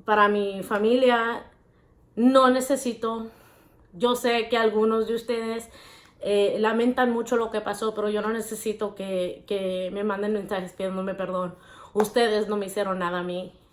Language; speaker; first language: Spanish; early bilingual, heritage; Spanish